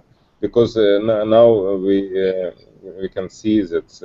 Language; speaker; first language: English; non-native, learner; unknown